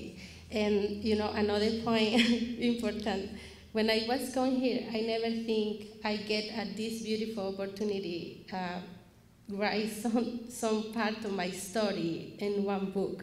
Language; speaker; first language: English; non-native, learner; Spanish